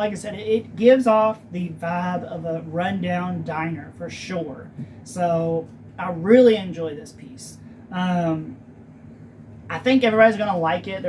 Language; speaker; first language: English; native; English